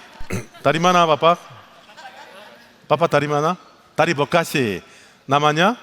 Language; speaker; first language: Indonesian; non-native, learner; Korean